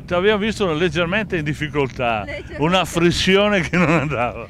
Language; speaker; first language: Italian; native; Italian